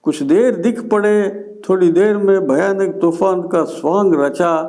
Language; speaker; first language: Hindi; non-native, local second language; Telugu